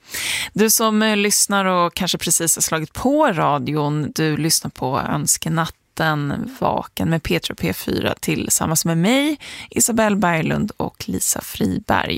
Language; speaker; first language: Swedish; native; Swedish